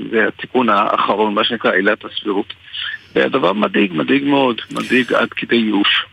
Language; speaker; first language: Hebrew; non-native, local second language; Arabic